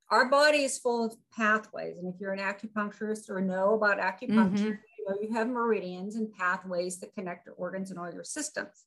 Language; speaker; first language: English; native; English